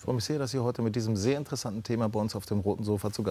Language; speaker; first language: German; native; German